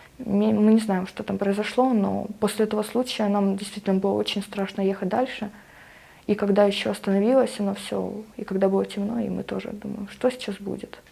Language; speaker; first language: Russian; native; Russian